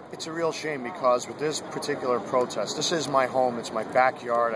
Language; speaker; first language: English; native; English